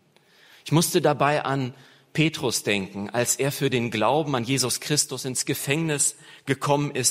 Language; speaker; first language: German; native; German